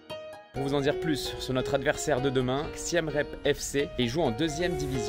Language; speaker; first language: French; native; French